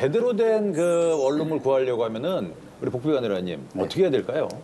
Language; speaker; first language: Korean; native; Korean